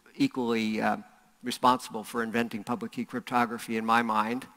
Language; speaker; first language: English; native; English